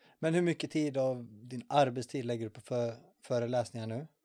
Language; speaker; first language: Swedish; native; Swedish